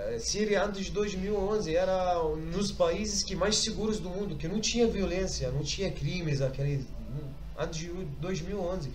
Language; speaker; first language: Portuguese; non-native, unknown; Arabic